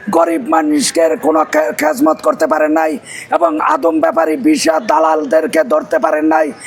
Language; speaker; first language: Bangla; native; Bangla